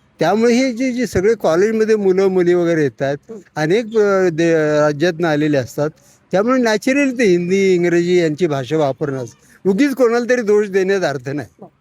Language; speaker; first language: Marathi; native; Marathi